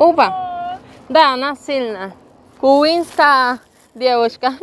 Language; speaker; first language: Russian; non-native, learner; Spanish